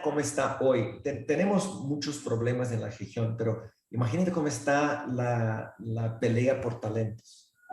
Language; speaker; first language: Spanish; non-native, fluent; Portuguese